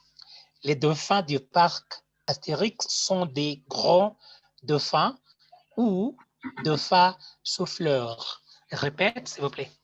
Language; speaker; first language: French; non-native, fluent; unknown